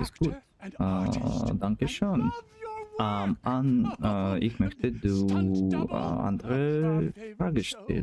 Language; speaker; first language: German; non-native, learner; Russian